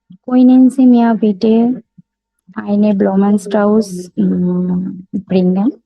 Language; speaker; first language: German; non-native, learner; Bangla